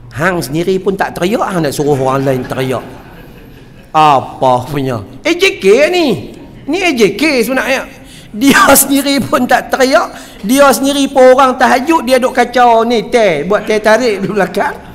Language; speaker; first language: Malay; native; Malay